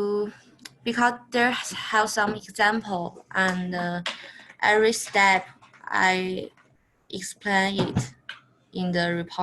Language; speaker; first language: English; non-native, learner; Chinese